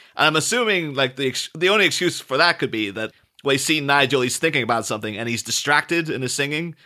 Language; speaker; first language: English; native; English